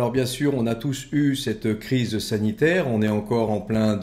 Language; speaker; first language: French; native; French